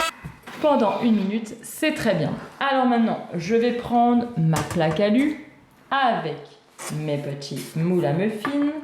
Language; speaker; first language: French; native; French